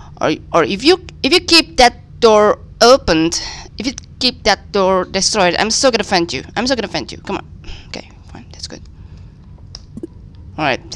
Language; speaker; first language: English; non-native, fluent; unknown